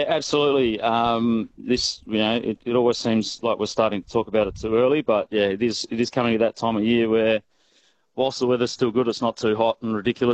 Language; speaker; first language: English; native; English